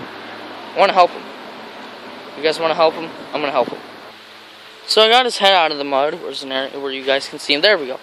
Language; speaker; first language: English; native; English